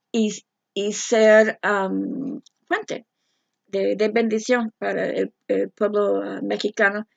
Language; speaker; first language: Spanish; non-native, fluent; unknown